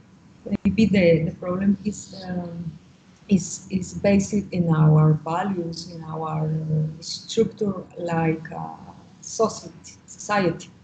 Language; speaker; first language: English; non-native, learner; Spanish